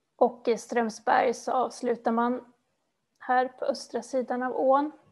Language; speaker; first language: Swedish; native; Swedish